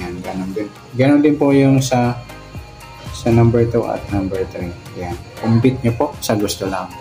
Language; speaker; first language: Filipino; native; Filipino